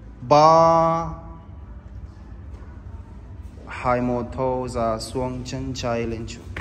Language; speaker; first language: Vietnamese; non-native, learner; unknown